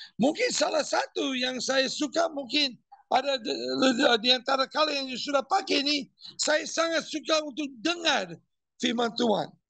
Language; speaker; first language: Indonesian; non-native, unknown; English